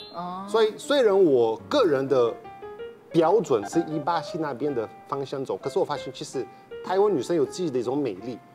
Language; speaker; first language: Chinese; non-native, fluent; Portuguese